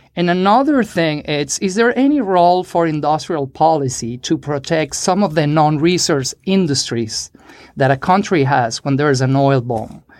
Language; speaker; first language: English; non-native, fluent; Spanish